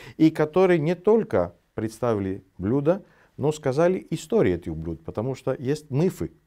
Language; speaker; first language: Russian; non-native, fluent; Greek